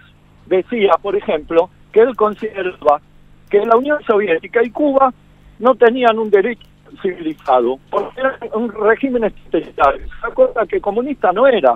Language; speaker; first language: Spanish; native; Spanish